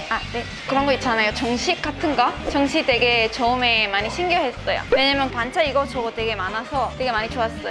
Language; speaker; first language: Korean; non-native, fluent; Spanish